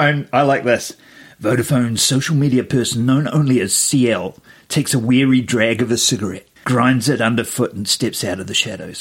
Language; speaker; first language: English; native; English